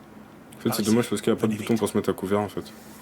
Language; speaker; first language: French; native; French